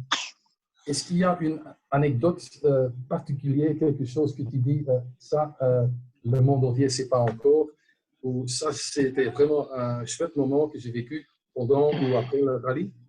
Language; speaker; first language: French; non-native, local second language; Dutch